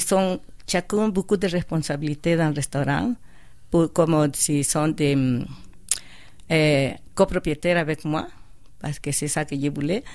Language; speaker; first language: French; non-native, fluent; Spanish